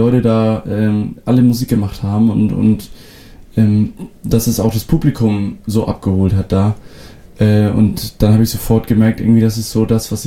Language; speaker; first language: German; non-native, local second language; Western Frisian